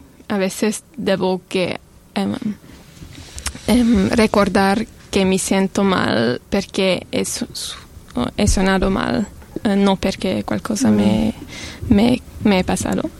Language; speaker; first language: Spanish; non-native, learner; French